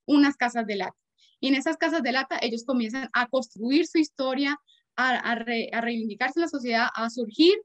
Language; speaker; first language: Spanish; native; Spanish